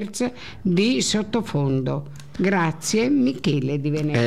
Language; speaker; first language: Italian; native; Italian